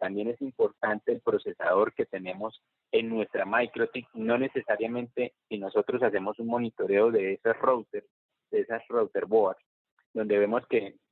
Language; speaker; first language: Spanish; native; Spanish